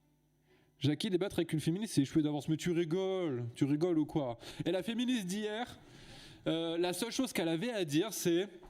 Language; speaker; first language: French; native; French